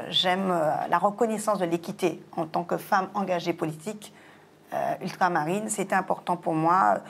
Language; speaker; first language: French; non-native, local second language; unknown